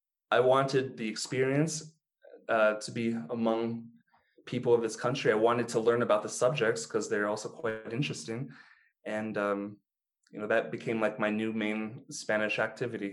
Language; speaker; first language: English; native; English